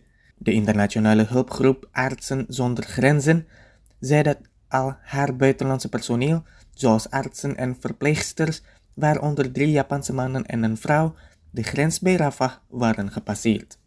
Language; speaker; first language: Dutch; non-native, fluent; Indonesian